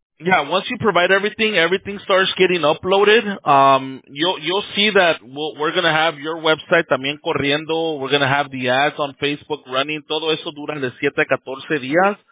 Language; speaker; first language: English; early bilingual, other home language; Spanish